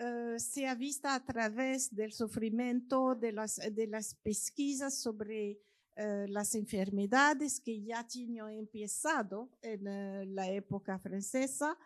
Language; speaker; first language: Spanish; non-native, fluent; French